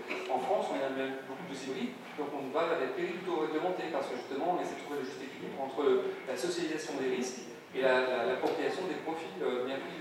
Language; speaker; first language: French; native; French